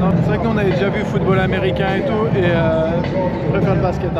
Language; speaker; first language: French; native; French